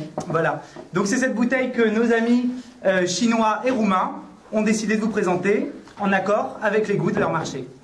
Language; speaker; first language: French; native; French